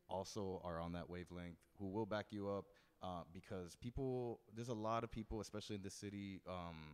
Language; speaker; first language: English; native; English